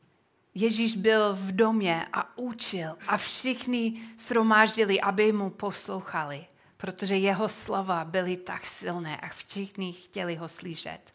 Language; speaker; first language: Czech; non-native, fluent; English